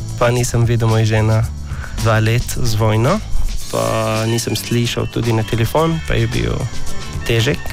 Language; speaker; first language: Slovenian; non-native, learner; Arabic